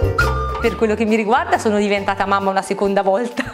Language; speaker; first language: Italian; native; Italian